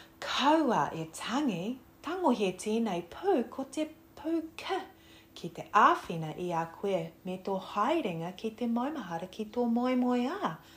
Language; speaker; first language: Māori; non-native, local second language; English